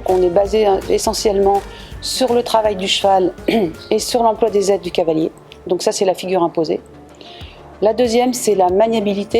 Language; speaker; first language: French; native; French